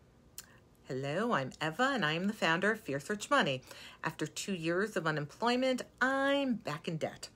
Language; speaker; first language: English; native; English